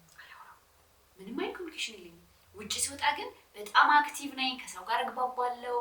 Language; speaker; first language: Amharic; non-native, local second language; Sebat Bet Gurage